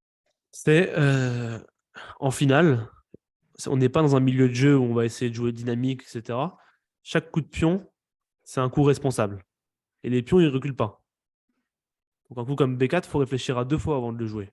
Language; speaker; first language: French; native; French